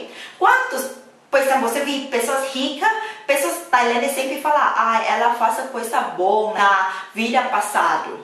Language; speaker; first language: Portuguese; non-native, learner; Thai